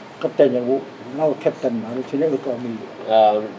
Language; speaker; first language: English; non-native, learner; Lao